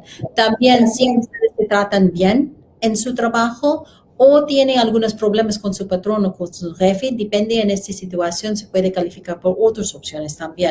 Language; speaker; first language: Spanish; non-native, learner; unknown